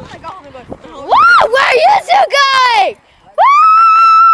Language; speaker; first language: English; native; English